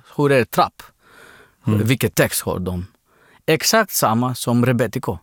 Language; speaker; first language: Swedish; non-native, fluent; Greek